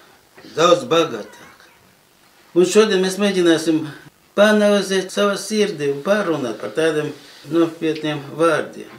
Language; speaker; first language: Latvian; non-native, local second language; Russian